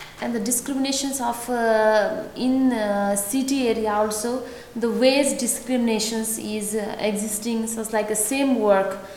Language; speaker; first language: English; non-native, fluent; Nepali